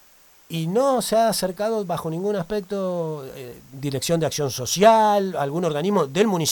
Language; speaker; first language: Spanish; native; Spanish